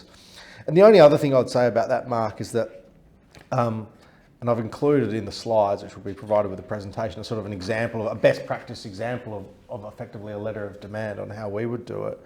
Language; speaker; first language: English; native; English